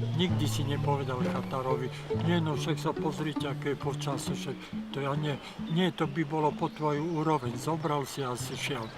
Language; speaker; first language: Slovak; native; Slovak